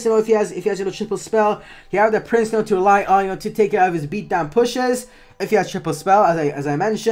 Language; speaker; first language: English; native; English